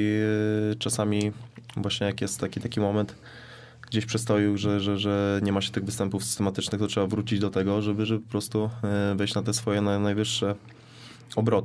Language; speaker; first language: Polish; native; Polish